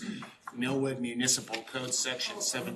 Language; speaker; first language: English; native; English